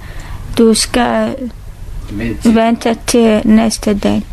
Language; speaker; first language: Danish; non-native, learner; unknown